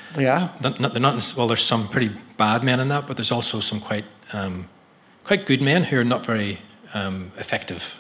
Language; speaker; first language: English; native; English